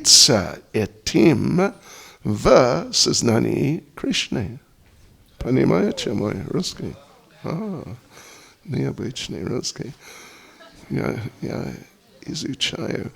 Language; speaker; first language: Russian; non-native, learner; English